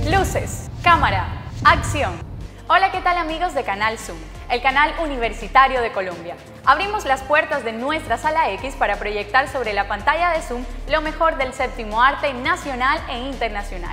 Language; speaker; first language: Spanish; native; Spanish